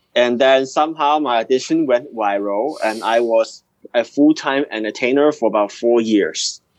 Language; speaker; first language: English; early bilingual, other home language; Cantonese